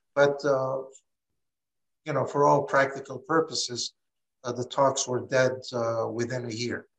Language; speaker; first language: English; early bilingual, other home language; Armenian